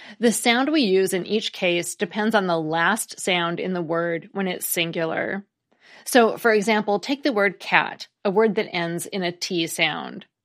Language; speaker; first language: English; native; English